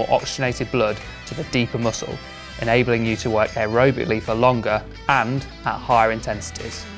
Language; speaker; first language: English; native; English